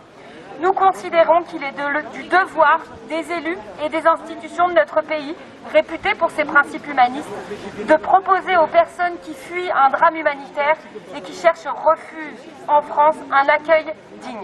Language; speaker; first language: French; native; French